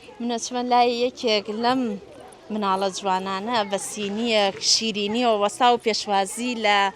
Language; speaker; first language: Central Kurdish; native; Central Kurdish